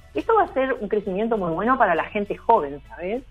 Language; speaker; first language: Spanish; native; Spanish